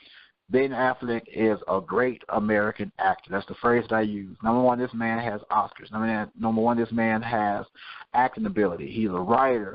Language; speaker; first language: English; native; English